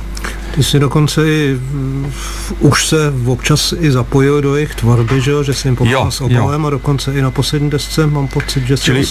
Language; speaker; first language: Czech; native; Czech